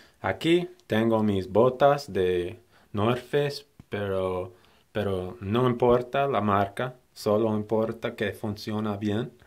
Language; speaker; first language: Spanish; non-native, learner; English